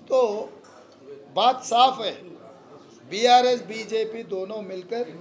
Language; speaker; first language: Hindi; non-native, local second language; Telugu